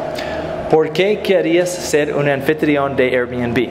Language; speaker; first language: Spanish; non-native, learner; English